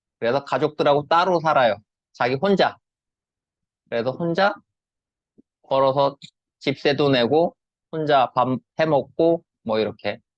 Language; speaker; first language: Korean; native; Korean